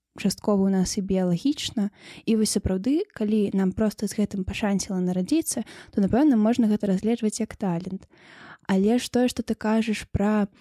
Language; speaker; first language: Belarusian; non-native, local second language; Russian